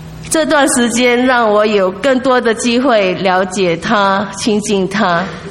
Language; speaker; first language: Chinese; non-native, local second language; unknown